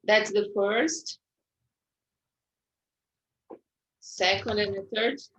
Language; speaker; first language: English; non-native, fluent; Portuguese